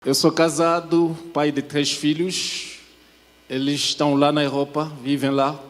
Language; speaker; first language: Portuguese; non-native, fluent; French